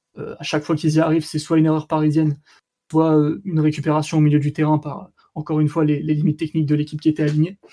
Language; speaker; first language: French; native; French